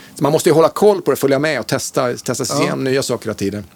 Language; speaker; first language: Swedish; native; Swedish